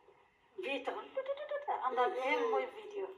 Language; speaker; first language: Dutch; non-native, learner; Filipino